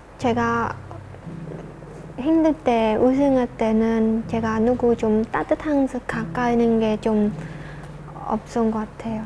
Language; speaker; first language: Korean; non-native, learner; Khmer